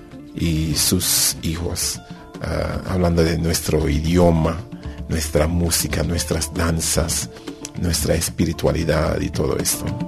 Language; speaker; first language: Spanish; non-native, fluent; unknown